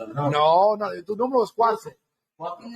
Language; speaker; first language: Spanish; non-native, learner; English